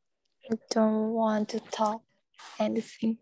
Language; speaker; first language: English; non-native, learner; Khmer